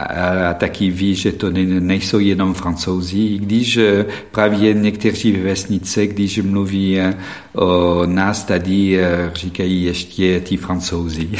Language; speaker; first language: Czech; non-native, fluent; French